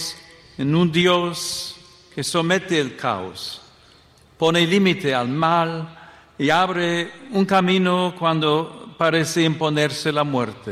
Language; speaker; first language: Spanish; non-native, fluent; English